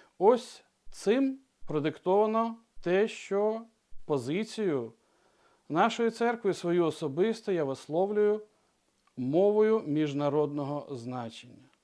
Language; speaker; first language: Ukrainian; non-native, local second language; Russian